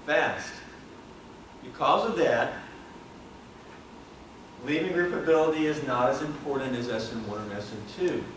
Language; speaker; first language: English; native; English